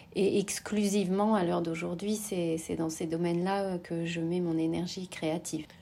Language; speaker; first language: French; native; French